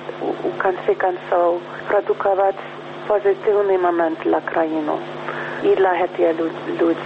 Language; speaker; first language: Belarusian; early bilingual, heritage; English